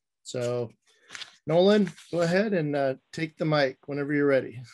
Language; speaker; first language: English; native; English